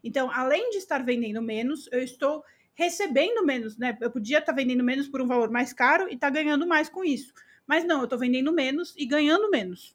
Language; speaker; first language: Portuguese; native; Portuguese